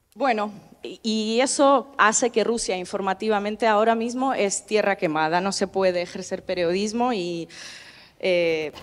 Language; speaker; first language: Spanish; non-native, fluent; Russian